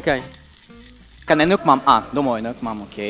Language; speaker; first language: Vietnamese; non-native, learner; Russian